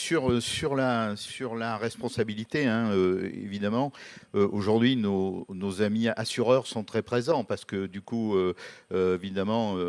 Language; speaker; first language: French; native; French